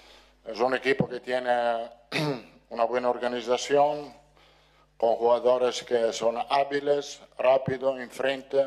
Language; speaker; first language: Spanish; non-native, fluent; Italian